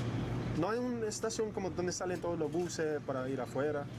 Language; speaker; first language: Spanish; early bilingual, heritage; English